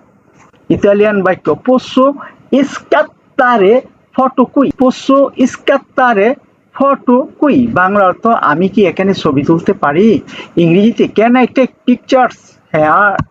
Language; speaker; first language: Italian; non-native, learner; Bangla